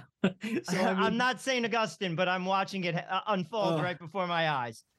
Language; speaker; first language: English; early bilingual, other home language; Italian